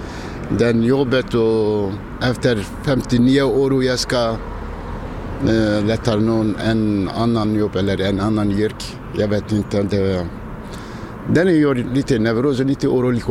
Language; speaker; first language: Swedish; non-native, learner; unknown